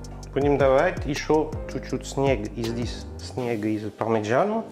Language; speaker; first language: Russian; non-native, learner; French